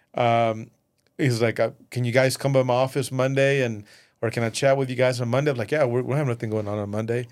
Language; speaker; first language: English; early bilingual, other home language; Spanish